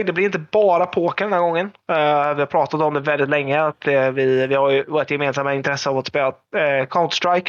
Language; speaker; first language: Swedish; native; Swedish